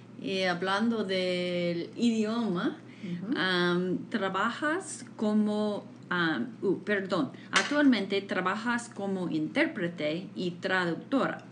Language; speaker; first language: Spanish; non-native, fluent; English